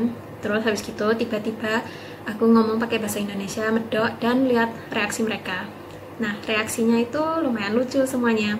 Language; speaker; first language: Indonesian; non-native, fluent; Japanese